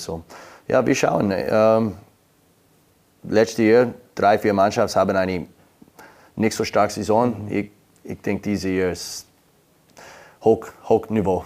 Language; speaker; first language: German; non-native, learner; English